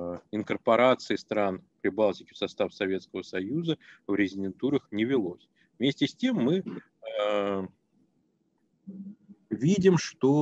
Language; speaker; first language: Russian; native; Russian